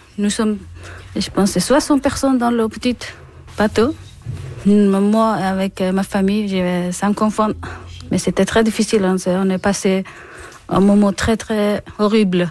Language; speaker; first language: French; non-native, learner; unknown